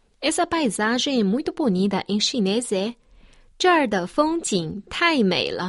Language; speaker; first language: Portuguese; non-native, fluent; Chinese